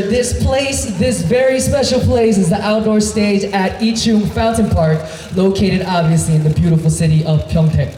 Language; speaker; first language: English; early bilingual, other home language; Korean